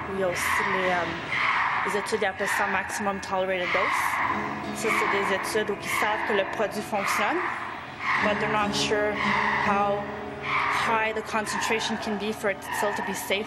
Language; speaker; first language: French; native; French